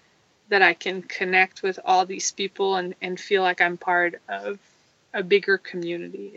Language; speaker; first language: English; non-native, fluent; French